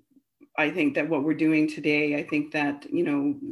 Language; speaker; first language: English; native; English